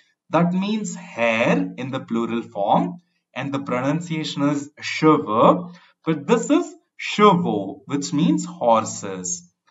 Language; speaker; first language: English; non-native, local second language; Tamil